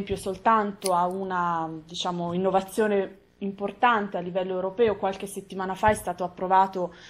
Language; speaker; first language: Italian; native; Italian